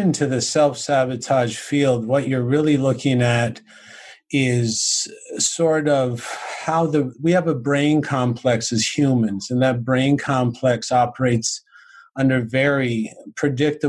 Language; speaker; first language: English; native; English